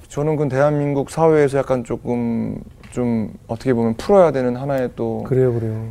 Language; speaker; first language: Korean; native; Korean